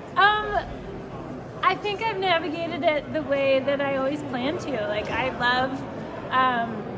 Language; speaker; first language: English; native; English